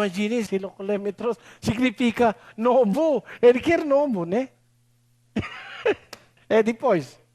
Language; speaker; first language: Portuguese; non-native, learner; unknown